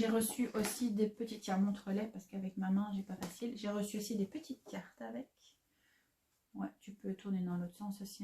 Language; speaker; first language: French; native; French